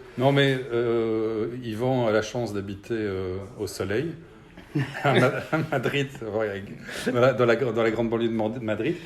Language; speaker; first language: French; native; French